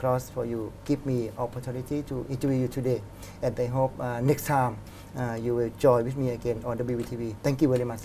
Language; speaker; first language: English; non-native, learner; Thai